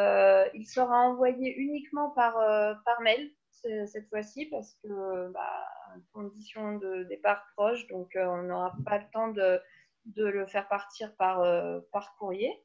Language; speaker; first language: French; native; French